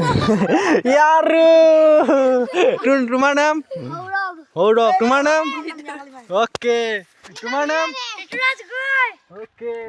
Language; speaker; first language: Hindi; non-native, local second language; Assamese